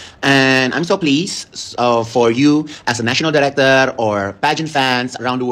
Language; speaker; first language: English; non-native, learner; Indonesian